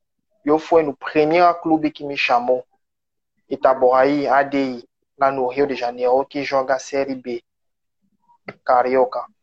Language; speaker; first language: Portuguese; non-native, learner; French